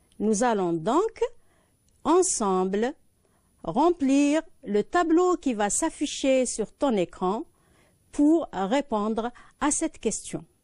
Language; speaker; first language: French; non-native, local second language; Arabic